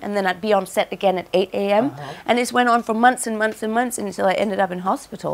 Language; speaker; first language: English; non-native, fluent; Thai